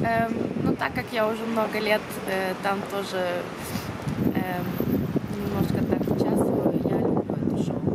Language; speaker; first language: Russian; early bilingual, heritage; Russian